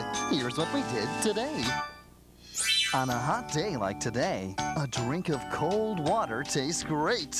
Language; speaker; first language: English; native; English